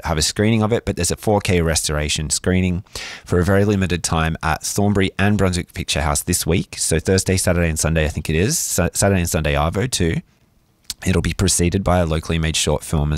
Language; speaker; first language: English; native; English